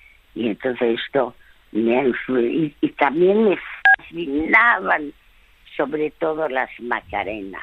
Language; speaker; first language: Spanish; early bilingual, other home language; French